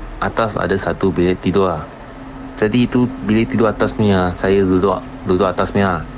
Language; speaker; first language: Malay; non-native, local second language; Chinese